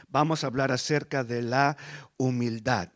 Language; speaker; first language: Spanish; early bilingual, heritage; Spanish